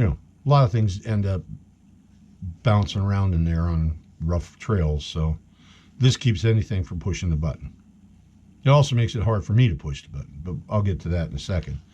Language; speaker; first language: English; native; English